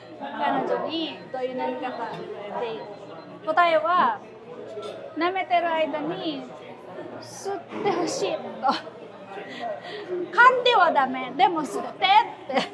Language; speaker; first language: Japanese; non-native, fluent; Filipino